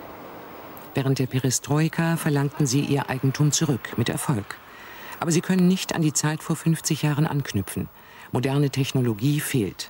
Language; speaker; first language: German; native; German